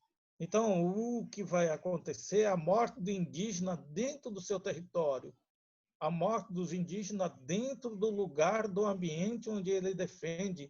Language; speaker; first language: Portuguese; non-native, local second language; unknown